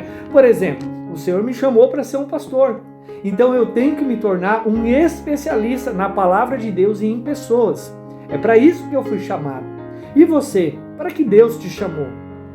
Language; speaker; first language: Portuguese; native; Portuguese